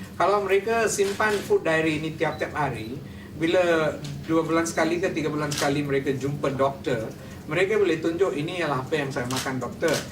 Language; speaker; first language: Malay; non-native, local second language; Tamil